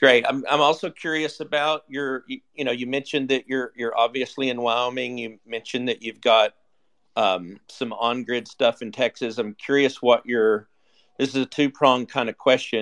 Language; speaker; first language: English; native; English